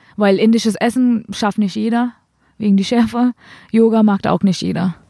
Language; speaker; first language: German; non-native, fluent; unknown